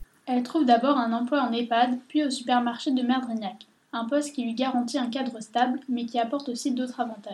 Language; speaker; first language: French; native; French